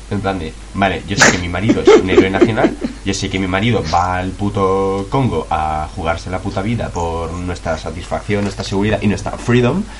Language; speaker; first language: Spanish; native; Spanish